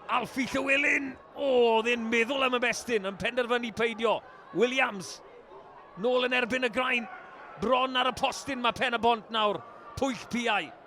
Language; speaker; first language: Welsh; native; Welsh